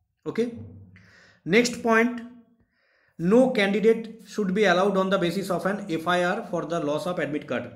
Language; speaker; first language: English; non-native, local second language; Bangla